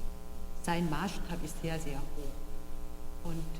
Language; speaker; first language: German; non-native, fluent; Korean